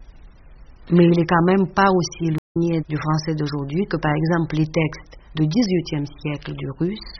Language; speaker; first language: French; non-native, fluent; Russian